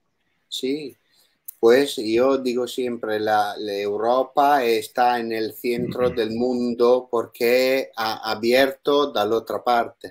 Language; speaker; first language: Spanish; non-native, learner; Italian